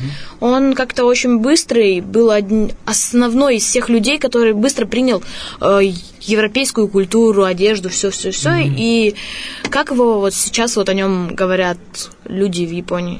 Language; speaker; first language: Russian; native; Russian